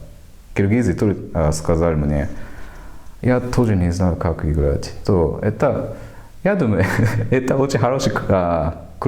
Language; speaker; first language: Russian; non-native, learner; Japanese